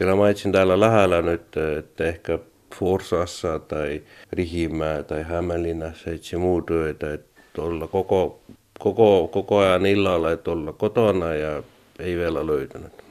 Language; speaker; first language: Finnish; non-native, learner; Estonian